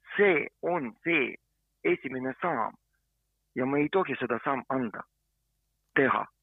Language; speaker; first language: Estonian; non-native, fluent; Ukrainian